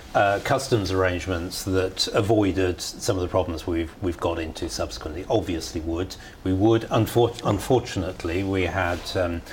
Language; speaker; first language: English; native; English